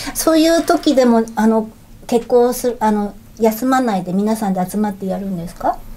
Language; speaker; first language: Japanese; native; Japanese